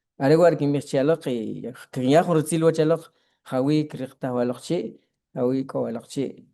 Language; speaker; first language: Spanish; non-native, local second language; Kʼicheʼ